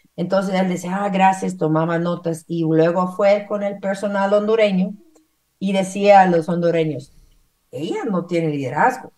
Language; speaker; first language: Spanish; non-native, fluent; English